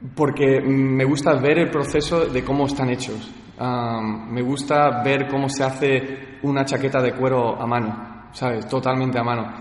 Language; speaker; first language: Spanish; early bilingual, heritage; Spanish